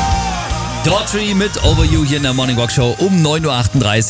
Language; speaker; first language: German; native; German